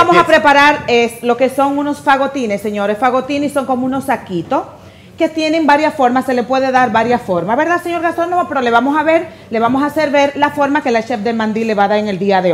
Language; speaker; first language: Spanish; native; Spanish